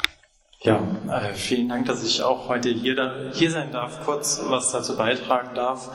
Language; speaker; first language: German; native; German